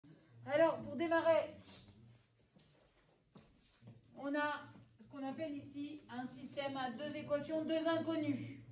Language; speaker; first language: French; native; French